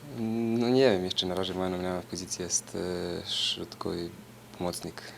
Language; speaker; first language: Polish; non-native, fluent; Serbian